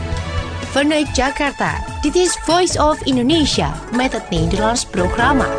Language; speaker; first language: Dutch; non-native, fluent; Indonesian